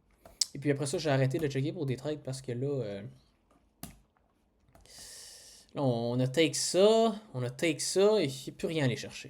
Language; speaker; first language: French; native; French